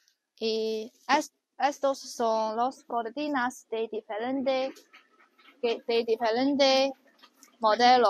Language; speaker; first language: Spanish; non-native, learner; Chinese